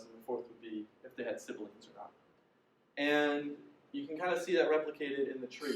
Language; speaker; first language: English; native; English